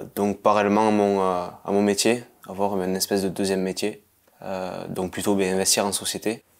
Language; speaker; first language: French; native; French